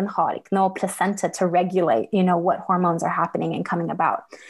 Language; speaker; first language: English; early bilingual, other home language; Norwegian